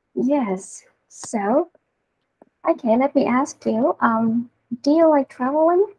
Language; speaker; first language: English; non-native, learner; Vietnamese